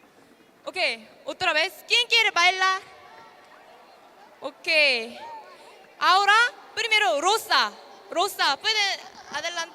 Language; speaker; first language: Spanish; non-native, learner; Korean